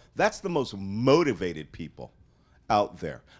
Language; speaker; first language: English; native; English